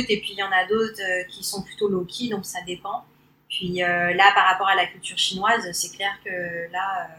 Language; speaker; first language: French; early bilingual, other home language; Cantonese